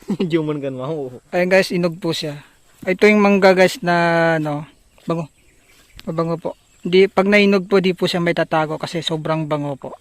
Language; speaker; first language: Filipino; non-native, local second language; Hiligaynon